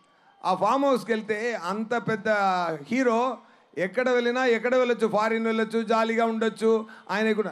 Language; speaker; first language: Telugu; non-native, fluent; Tamil